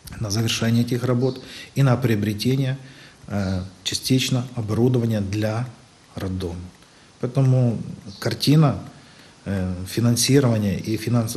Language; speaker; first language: Russian; native; Russian